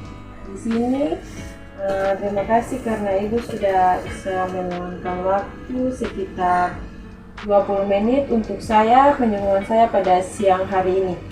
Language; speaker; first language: Indonesian; non-native, local second language; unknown